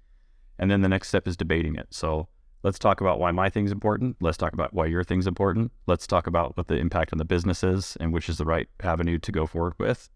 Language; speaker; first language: English; native; English